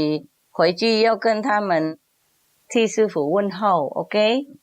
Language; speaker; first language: Chinese; non-native, fluent; Vietnamese